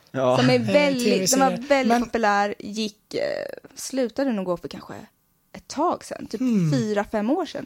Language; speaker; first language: Swedish; native; Swedish